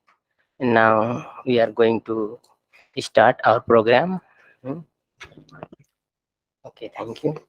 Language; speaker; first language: English; non-native, fluent; Thai